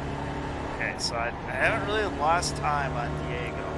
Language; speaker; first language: English; native; English